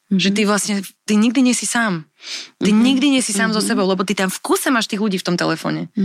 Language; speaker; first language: Slovak; early bilingual, other home language; English